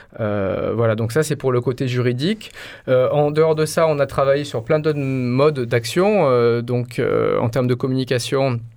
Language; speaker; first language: French; native; French